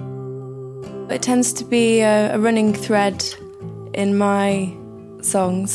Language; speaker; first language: English; native; English